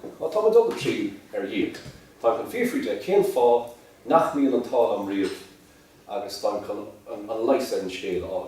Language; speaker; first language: Irish; native; Irish